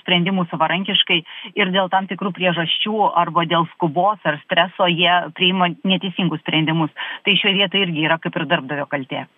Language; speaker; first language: Lithuanian; native; Lithuanian